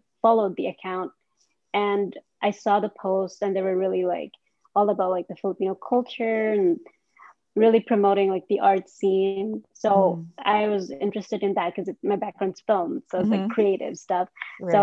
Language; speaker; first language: English; non-native, local second language; Cebuano